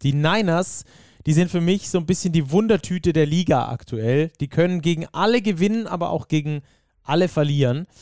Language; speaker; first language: German; native; German